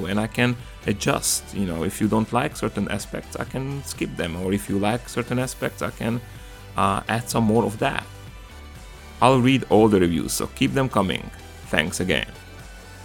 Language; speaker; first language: English; non-native, fluent; Hungarian